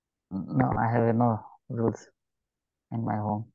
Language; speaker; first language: English; non-native, learner; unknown